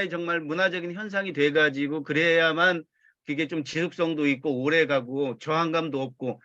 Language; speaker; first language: Korean; native; Korean